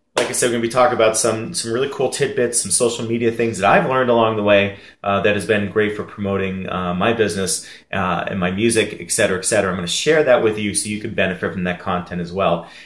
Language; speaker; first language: English; native; English